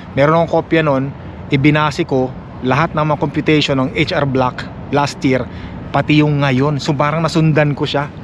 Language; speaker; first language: Filipino; native; Filipino